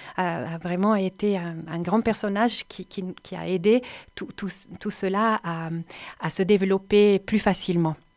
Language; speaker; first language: French; non-native, fluent; Italian